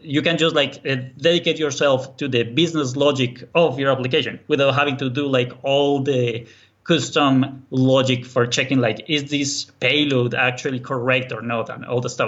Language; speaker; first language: English; non-native, fluent; Spanish